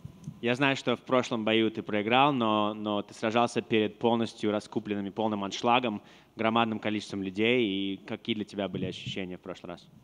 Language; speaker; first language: Russian; native; Russian